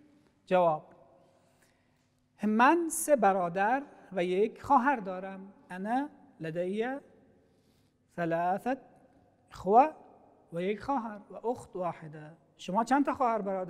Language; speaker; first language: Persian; non-native, fluent; Arabic